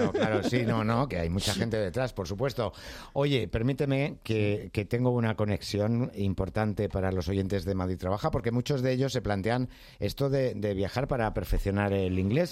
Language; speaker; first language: Spanish; native; Spanish